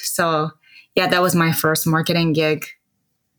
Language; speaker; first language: English; non-native, fluent; Japanese